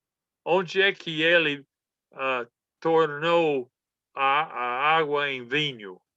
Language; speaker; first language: Portuguese; non-native, fluent; English